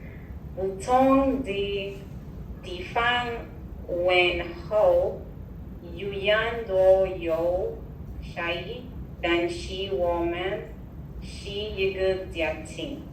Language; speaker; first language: Chinese; non-native, learner; English